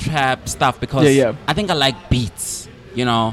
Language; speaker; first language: English; non-native, local second language; Swati